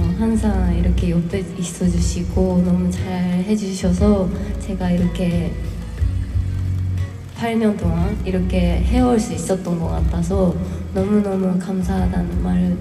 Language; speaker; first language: Korean; non-native, fluent; Japanese